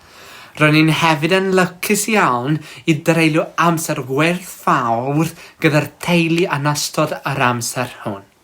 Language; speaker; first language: Welsh; non-native, learner; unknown